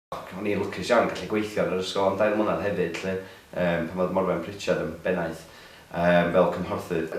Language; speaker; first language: Welsh; native; Welsh